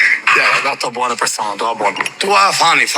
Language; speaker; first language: Italian; non-native, learner; Albanian